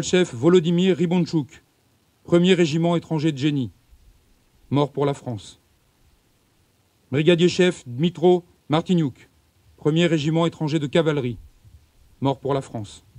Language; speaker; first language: French; native; French